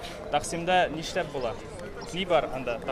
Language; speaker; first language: Turkish; non-native, learner; Tatar